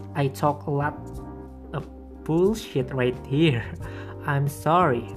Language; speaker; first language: English; non-native, fluent; Indonesian